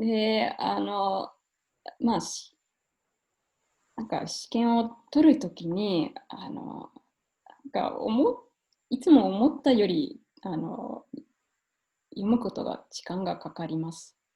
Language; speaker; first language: Japanese; non-native, fluent; German